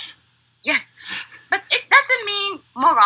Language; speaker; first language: English; non-native, learner; Japanese